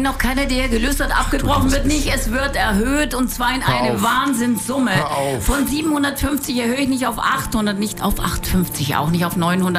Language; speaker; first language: German; native; German